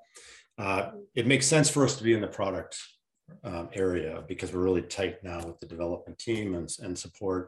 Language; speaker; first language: English; native; English